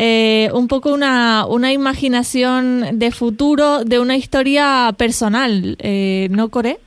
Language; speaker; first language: Spanish; native; Spanish